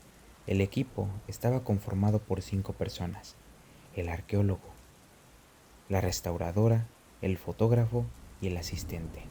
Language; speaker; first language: Spanish; native; Spanish